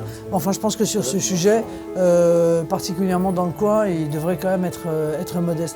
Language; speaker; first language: French; native; French